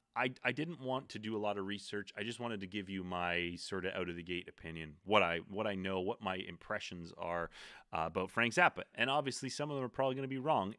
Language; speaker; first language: English; native; English